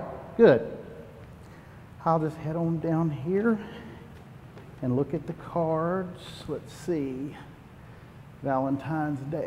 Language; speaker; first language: English; native; English